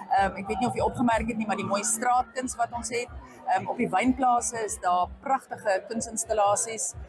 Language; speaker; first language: Afrikaans; native; Afrikaans